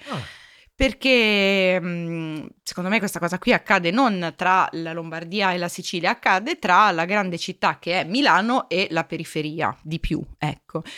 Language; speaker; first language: Italian; native; Italian